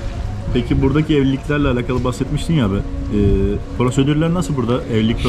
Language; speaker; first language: Turkish; native; Turkish